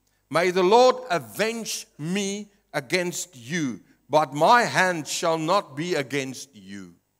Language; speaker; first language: English; non-native, local second language; Afrikaans